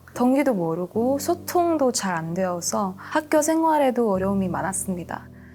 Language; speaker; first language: Korean; non-native, fluent; Indonesian